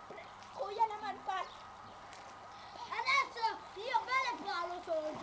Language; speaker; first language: Italian; early bilingual, other home language; Filipino